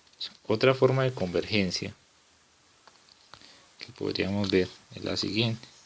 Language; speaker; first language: Spanish; native; Spanish